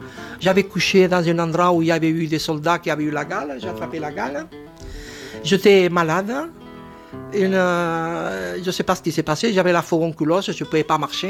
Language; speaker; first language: French; non-native, fluent; Spanish